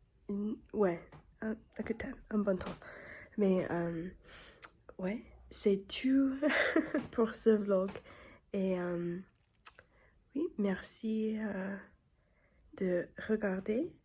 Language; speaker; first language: French; non-native, learner; English